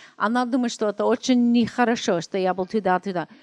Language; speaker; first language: Russian; non-native, learner; English